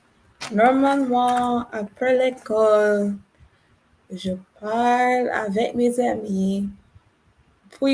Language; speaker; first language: French; non-native, learner; English